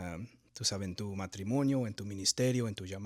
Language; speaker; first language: Spanish; early bilingual, heritage; Spanish